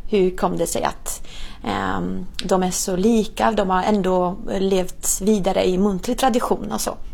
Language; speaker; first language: Swedish; non-native, fluent; Italian